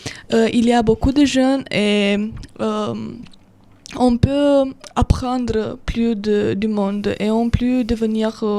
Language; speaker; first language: French; non-native, fluent; Romanian